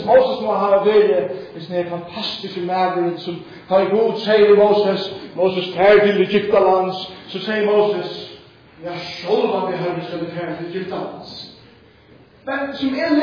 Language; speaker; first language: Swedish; non-native, learner; Faroese